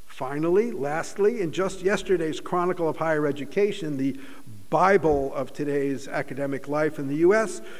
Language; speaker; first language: English; native; English